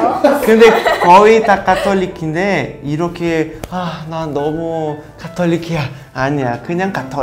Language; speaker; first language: Korean; non-native, learner; Portuguese